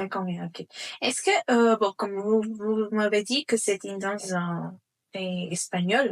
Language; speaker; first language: French; non-native, fluent; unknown